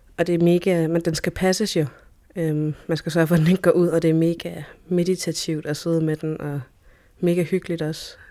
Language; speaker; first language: Danish; native; Danish